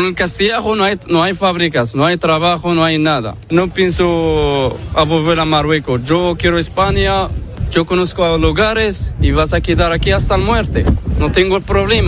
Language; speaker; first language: Spanish; non-native, learner; Arabic